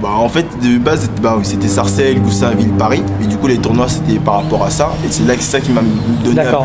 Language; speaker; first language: French; native; French